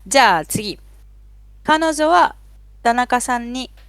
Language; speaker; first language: Japanese; non-native, fluent; Spanish